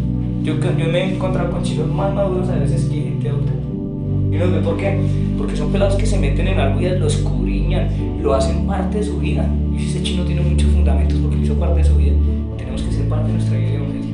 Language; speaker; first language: Spanish; native; Spanish